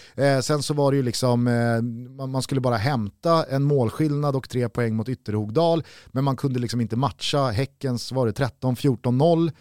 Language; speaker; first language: Swedish; native; Swedish